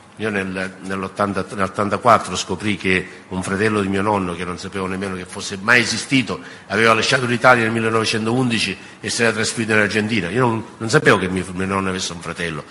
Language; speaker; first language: Italian; native; Italian